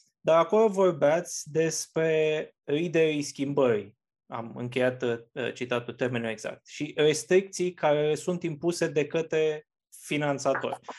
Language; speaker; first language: Romanian; native; Romanian